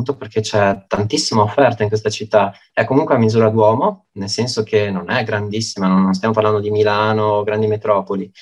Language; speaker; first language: Italian; native; Italian